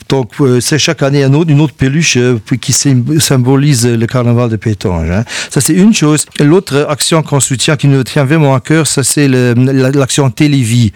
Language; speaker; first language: French; non-native, local second language; Luxembourgish